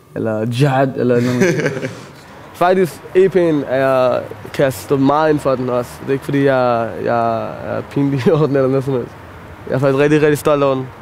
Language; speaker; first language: Danish; early bilingual, other home language; Persian